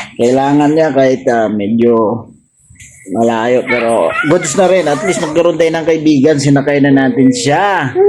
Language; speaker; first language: Filipino; native; Filipino